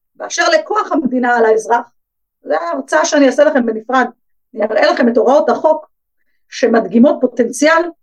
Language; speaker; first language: Hebrew; native; Hebrew